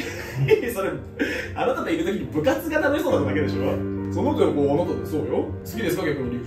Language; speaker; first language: Japanese; native; Japanese